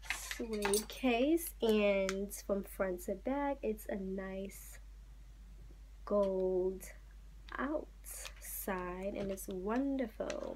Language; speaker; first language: English; native; English